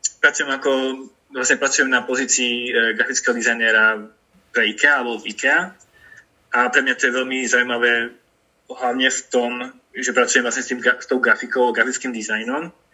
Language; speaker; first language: Slovak; non-native, local second language; Hungarian